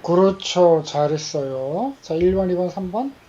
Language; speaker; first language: Korean; native; Korean